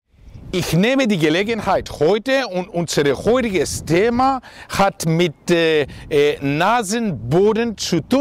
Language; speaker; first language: German; non-native, learner; Greek